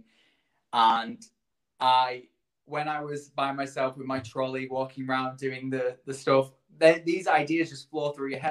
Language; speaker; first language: English; native; English